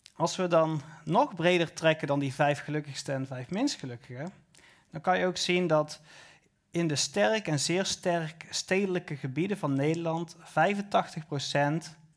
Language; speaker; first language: Dutch; native; Dutch